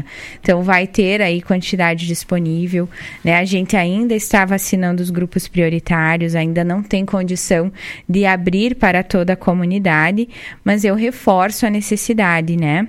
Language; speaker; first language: Portuguese; native; Portuguese